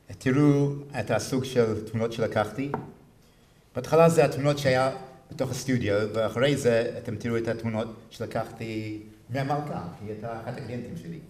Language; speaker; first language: Hebrew; non-native, fluent; English